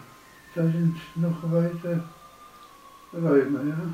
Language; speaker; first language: German; non-native, fluent; Polish